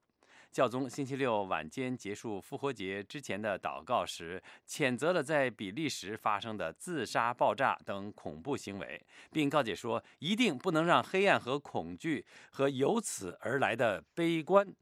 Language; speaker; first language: Chinese; native; Chinese